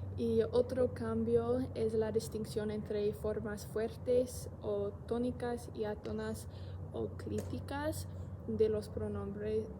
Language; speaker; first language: Spanish; non-native, learner; English